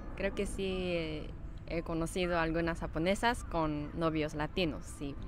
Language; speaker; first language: Spanish; non-native, fluent; Japanese